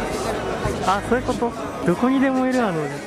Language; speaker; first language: Japanese; native; Japanese